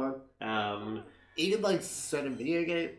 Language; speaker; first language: English; native; English